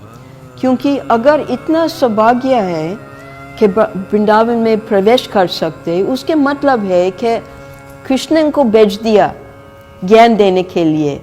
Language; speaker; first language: Hindi; non-native, fluent; English